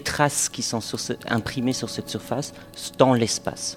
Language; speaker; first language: French; non-native, fluent; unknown